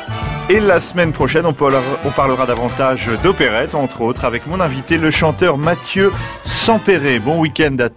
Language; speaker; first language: French; native; French